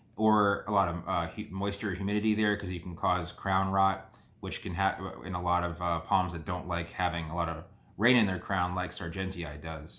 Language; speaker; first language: English; native; English